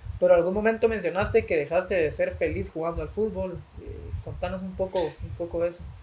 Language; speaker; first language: Spanish; native; Spanish